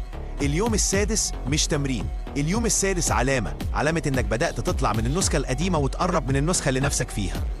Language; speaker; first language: Arabic; native; Arabic